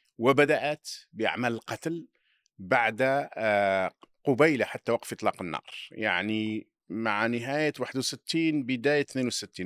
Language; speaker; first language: Arabic; native; Arabic